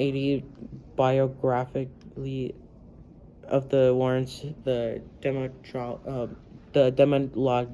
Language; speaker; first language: English; native; English